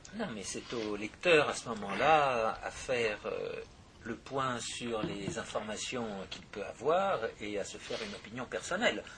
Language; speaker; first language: French; native; French